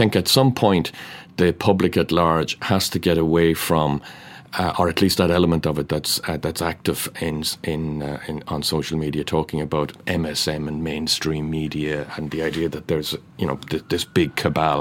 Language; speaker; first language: English; native; English